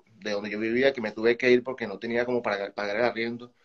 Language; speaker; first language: Spanish; native; Spanish